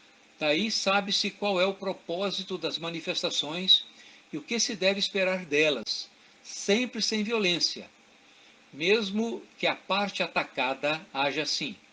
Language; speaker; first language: Portuguese; native; Portuguese